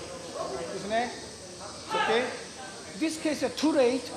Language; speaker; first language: English; non-native, learner; Japanese